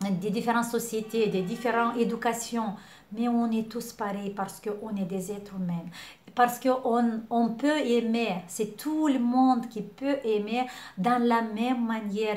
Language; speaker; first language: French; non-native, fluent; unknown